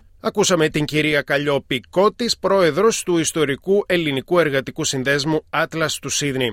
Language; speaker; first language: Greek; native; Greek